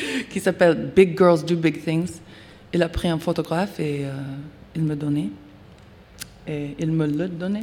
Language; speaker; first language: French; non-native, learner; English